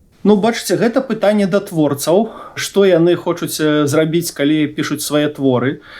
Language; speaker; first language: Belarusian; native; Belarusian